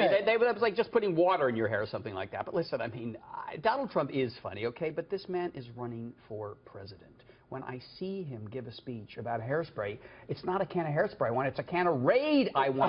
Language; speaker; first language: English; native; English